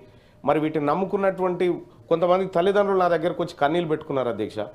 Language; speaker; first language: Telugu; native; Telugu